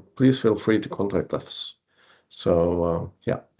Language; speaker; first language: English; non-native, fluent; Norwegian